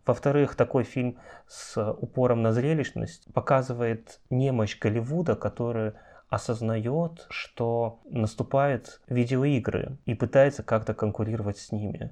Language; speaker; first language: Russian; native; Russian